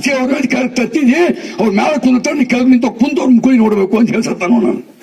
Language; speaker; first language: Kannada; non-native, local second language; Urdu